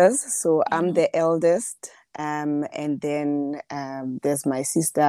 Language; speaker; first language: English; non-native, local second language; Southern Sotho